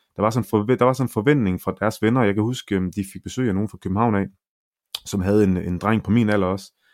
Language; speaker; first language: Danish; early bilingual, other home language; Arabic